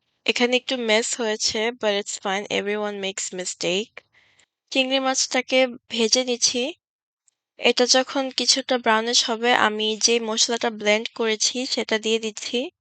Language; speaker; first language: Bangla; early bilingual, heritage; Bangla